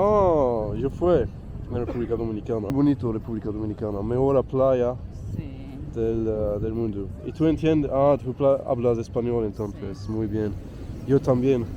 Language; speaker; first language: Spanish; non-native, learner; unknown